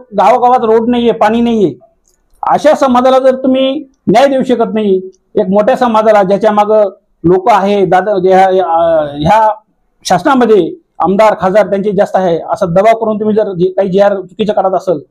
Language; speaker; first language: Marathi; non-native, local second language; Lambadi